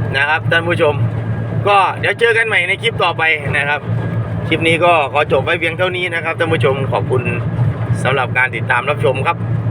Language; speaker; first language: Thai; non-native, local second language; Northeastern Thai